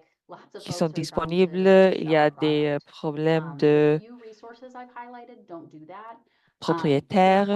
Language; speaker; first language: French; non-native, fluent; English